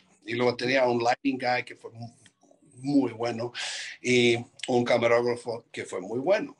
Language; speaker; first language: Spanish; non-native, fluent; English